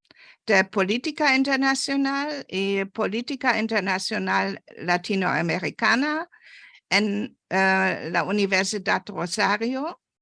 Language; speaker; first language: Spanish; non-native, fluent; German